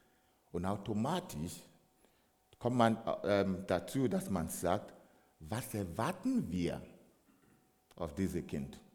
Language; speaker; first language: German; non-native, fluent; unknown